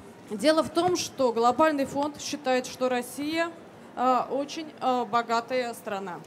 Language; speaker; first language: Russian; native; Russian